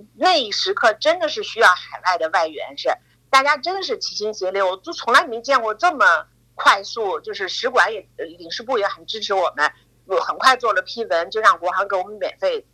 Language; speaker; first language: Chinese; native; Chinese